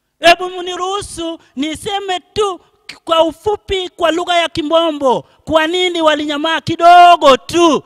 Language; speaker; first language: Swahili; non-native, local second language; Luo (Kenya and Tanzania)